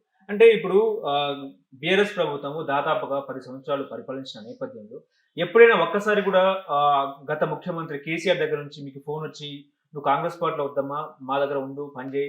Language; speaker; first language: Telugu; native; Telugu